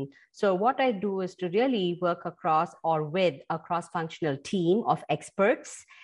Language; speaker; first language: English; non-native, local second language; Tamil